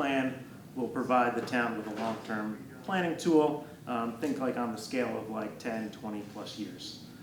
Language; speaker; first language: English; native; English